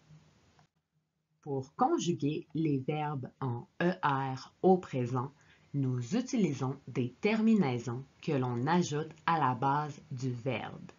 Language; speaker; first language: French; native; French